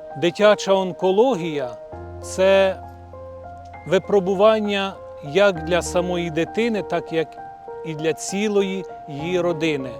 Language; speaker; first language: Ukrainian; native; Ukrainian